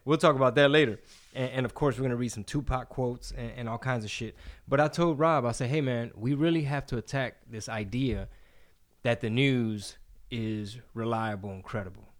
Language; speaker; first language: English; early bilingual, other home language; Spanish